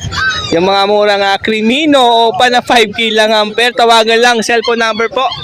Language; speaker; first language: Filipino; native; Filipino